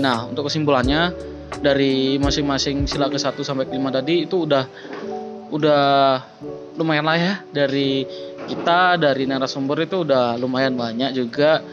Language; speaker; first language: Indonesian; native; Indonesian